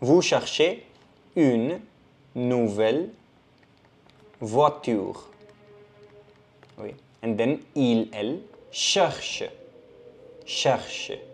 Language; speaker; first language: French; non-native, fluent; Hindi